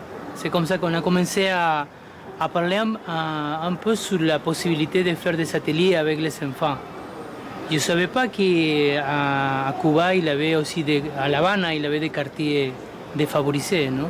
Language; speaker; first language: French; non-native, fluent; Spanish